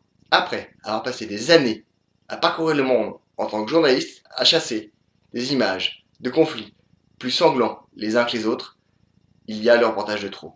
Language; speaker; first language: French; native; French